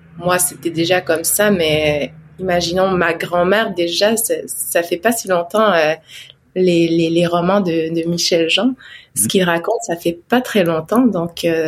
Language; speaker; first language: French; non-native, local second language; Innu-aimun